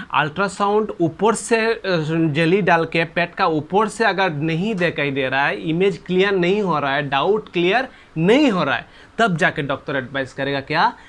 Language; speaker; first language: Hindi; non-native, local second language; Bangla